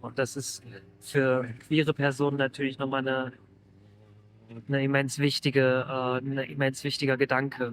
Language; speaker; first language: German; native; German